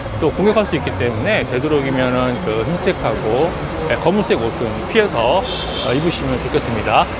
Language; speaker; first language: Korean; native; Korean